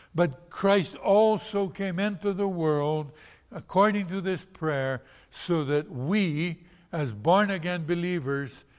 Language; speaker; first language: English; non-native, fluent; Portuguese